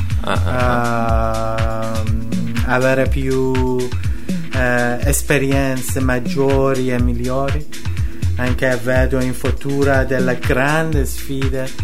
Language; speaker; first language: Italian; non-native, learner; Persian